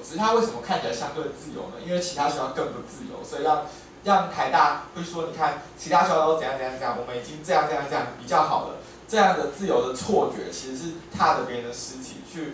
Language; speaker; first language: Chinese; native; Chinese